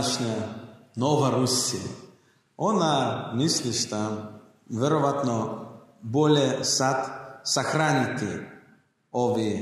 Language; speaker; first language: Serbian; non-native, learner; Russian